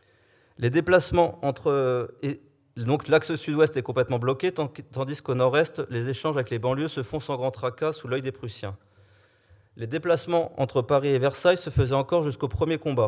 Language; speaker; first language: French; native; French